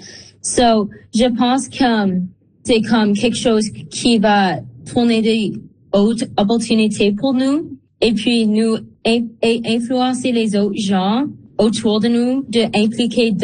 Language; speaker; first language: French; non-native, local second language; English